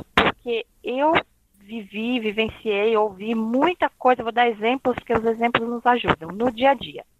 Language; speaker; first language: Portuguese; native; Portuguese